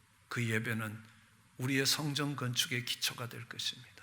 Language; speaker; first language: Korean; native; Korean